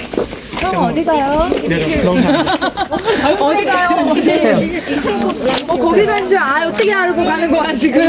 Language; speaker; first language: Korean; non-native, learner; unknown